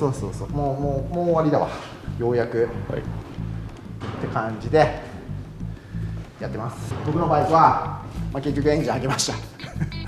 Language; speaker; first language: Japanese; native; Japanese